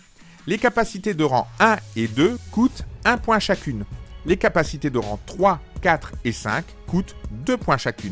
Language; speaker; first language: French; native; French